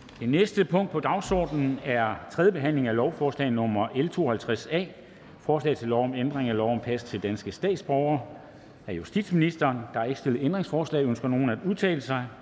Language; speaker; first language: Danish; native; Danish